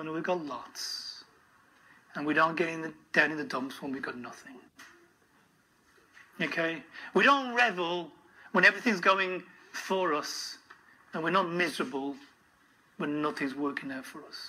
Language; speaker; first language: English; native; English